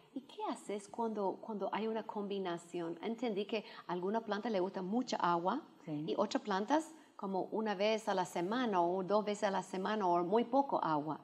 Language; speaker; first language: Spanish; non-native, fluent; English